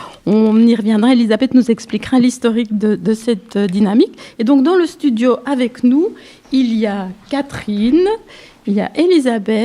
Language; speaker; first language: French; native; French